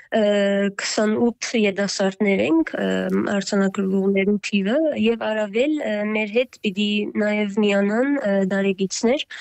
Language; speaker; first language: Armenian; early bilingual, heritage; Armenian